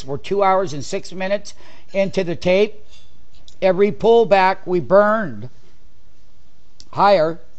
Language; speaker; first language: English; native; English